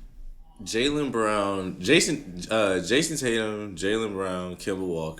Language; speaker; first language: English; native; English